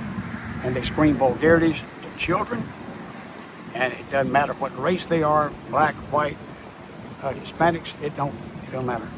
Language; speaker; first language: English; native; English